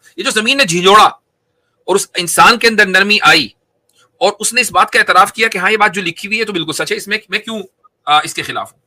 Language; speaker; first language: Urdu; native; Urdu